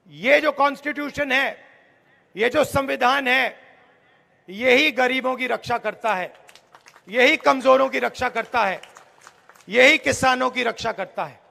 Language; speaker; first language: Hindi; native; Hindi